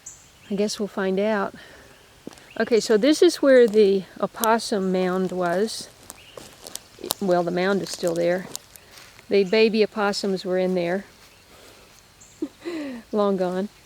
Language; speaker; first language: English; native; English